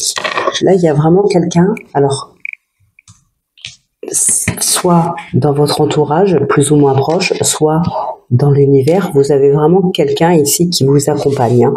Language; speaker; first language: French; native; French